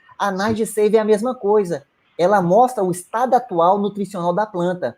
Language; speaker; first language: Portuguese; native; Portuguese